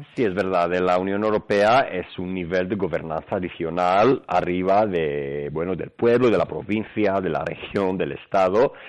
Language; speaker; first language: Spanish; non-native, fluent; Greek